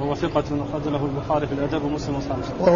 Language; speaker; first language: Arabic; native; Arabic